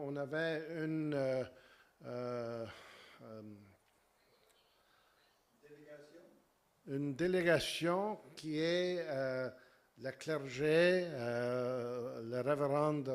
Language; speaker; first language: French; native; French